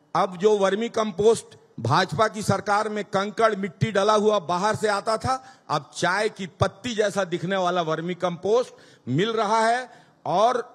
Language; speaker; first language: Hindi; native; Hindi